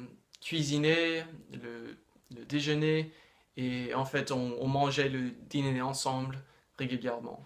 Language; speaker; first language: French; non-native, fluent; English